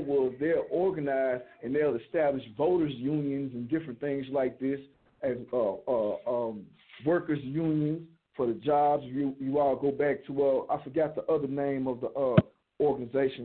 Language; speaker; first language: English; native; English